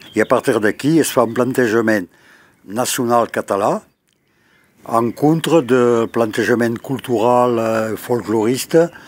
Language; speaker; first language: Catalan; non-native, local second language; French